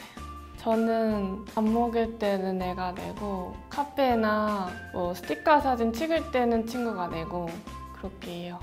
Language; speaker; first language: Korean; non-native, fluent; Japanese